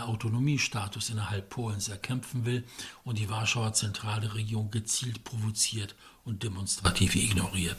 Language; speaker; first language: German; non-native, fluent; Polish